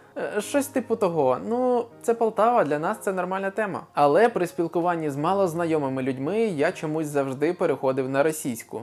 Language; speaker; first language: Ukrainian; non-native, local second language; Russian